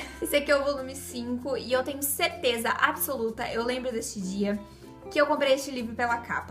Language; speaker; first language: Portuguese; native; Portuguese